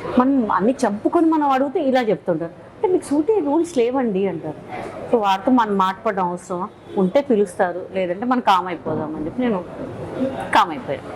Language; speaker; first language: Telugu; non-native, local second language; Hindi